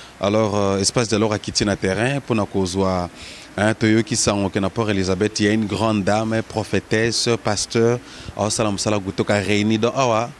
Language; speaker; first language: French; non-native, local second language; Lingala